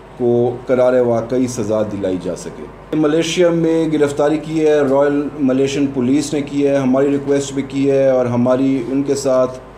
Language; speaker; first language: Urdu; non-native, local second language; Pashto